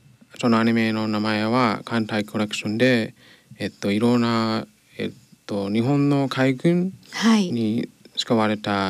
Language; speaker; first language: Japanese; non-native, learner; English